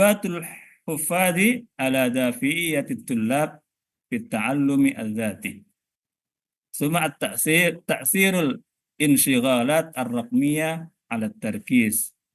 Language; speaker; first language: Arabic; non-native, fluent; Indonesian